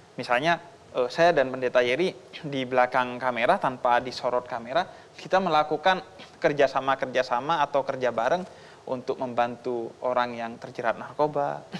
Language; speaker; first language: Indonesian; native; Indonesian